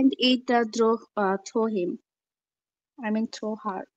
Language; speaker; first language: English; non-native, learner; Bangla